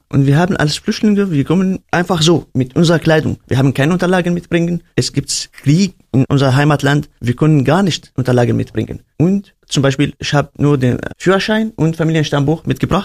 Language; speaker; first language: German; non-native, learner; Arabic